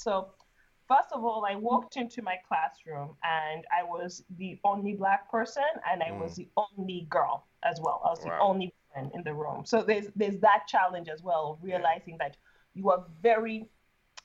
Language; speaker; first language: English; non-native, local second language; Ganda